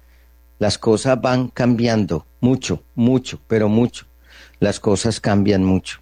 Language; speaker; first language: Spanish; native; Spanish